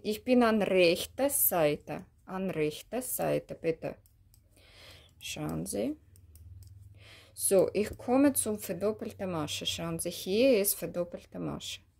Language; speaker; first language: German; non-native, learner; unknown